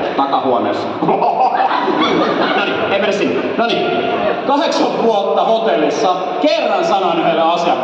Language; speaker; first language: Finnish; native; Finnish